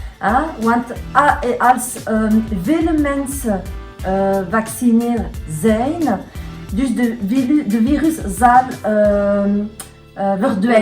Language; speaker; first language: Dutch; non-native, local second language; French